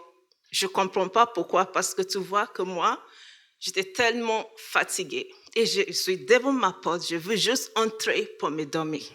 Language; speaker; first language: French; non-native, learner; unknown